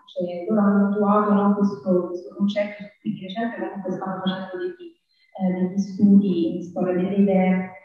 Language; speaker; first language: Italian; native; Italian